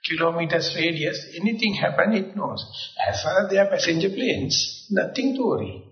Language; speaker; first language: English; non-native, local second language; Sinhala